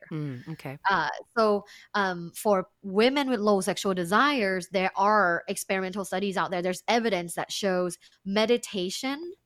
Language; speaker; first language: English; non-native, fluent; Thai